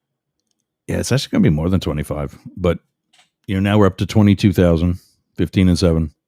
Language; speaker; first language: English; native; English